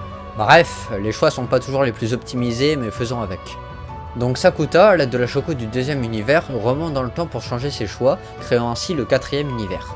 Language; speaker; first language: French; native; French